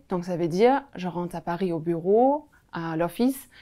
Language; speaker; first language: French; non-native, fluent; German